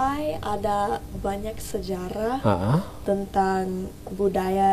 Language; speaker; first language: Indonesian; early bilingual, heritage; English